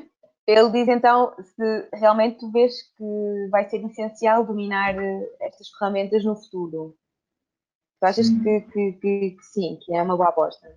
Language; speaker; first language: Portuguese; native; Portuguese